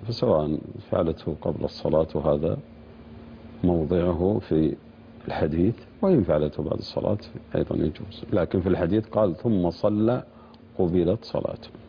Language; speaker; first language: Arabic; native; Arabic